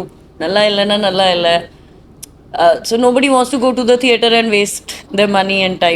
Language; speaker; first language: Tamil; non-native, fluent; Hindi